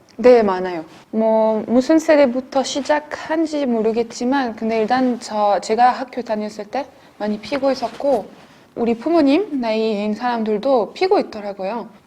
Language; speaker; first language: Korean; non-native, fluent; French